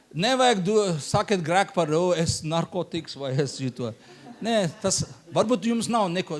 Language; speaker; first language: Latvian; non-native, learner; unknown